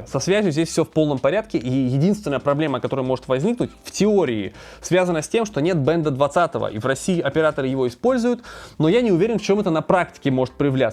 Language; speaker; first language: Russian; native; Russian